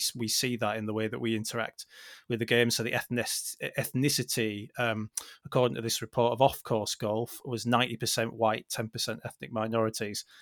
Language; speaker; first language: English; native; English